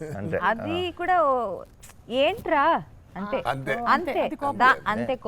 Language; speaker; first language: Telugu; non-native, learner; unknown